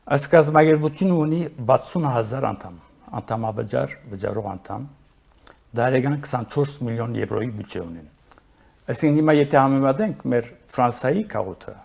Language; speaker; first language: Armenian; early bilingual, heritage; Armenian